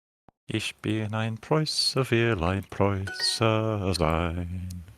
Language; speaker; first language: German; non-native, learner; English